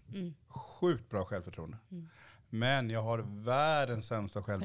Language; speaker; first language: Swedish; early bilingual, other home language; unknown